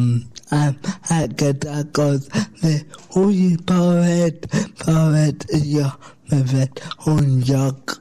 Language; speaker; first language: Catalan; non-native, local second language; Spanish